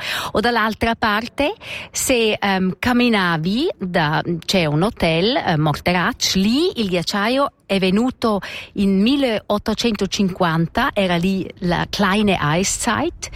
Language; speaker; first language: Italian; non-native, local second language; German